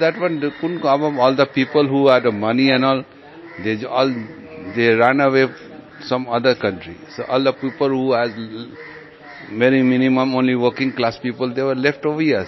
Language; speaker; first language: English; non-native, local second language; Cantonese